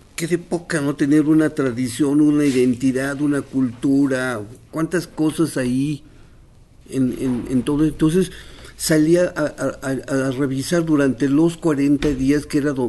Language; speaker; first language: Spanish; non-native, local second language; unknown